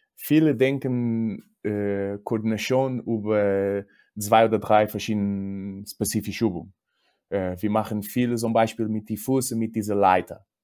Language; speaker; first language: German; non-native, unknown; Portuguese